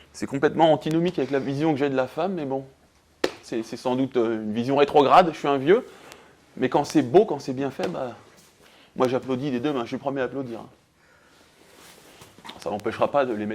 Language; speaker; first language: French; native; French